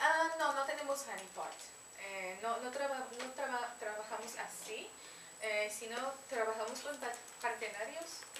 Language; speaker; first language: Spanish; non-native, fluent; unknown